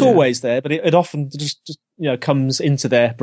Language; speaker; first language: English; native; English